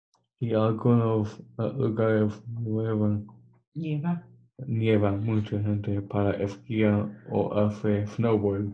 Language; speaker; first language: Spanish; non-native, learner; English